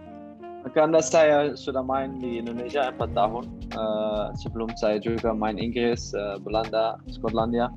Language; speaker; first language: Indonesian; non-native, learner; Dutch